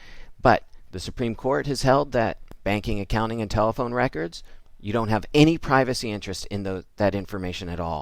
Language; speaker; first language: English; native; English